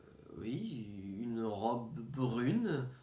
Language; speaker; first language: French; native; French